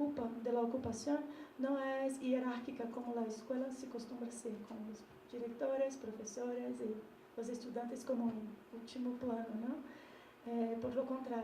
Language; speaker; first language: Spanish; non-native, learner; Portuguese